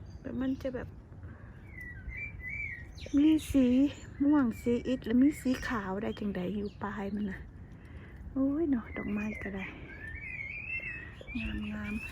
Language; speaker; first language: Thai; non-native, local second language; Lao